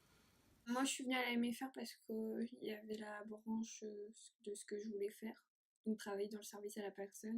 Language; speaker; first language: French; native; French